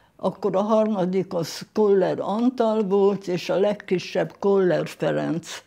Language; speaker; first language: Hungarian; non-native, local second language; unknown